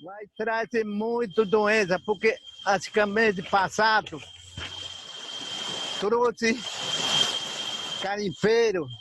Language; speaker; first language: Portuguese; non-native, local second language; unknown